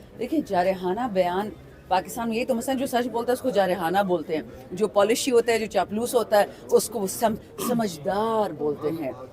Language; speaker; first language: Urdu; non-native, local second language; Pashto